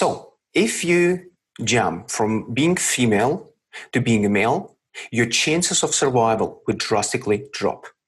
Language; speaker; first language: English; non-native, fluent; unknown